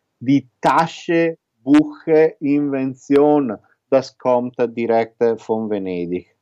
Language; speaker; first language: German; non-native, learner; Italian